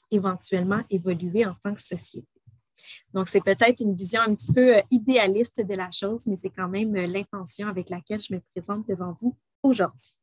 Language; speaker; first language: French; native; French